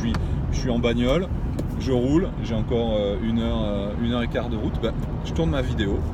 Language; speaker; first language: French; native; French